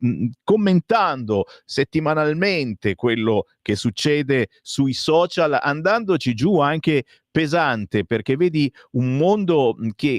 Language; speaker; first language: Italian; native; Italian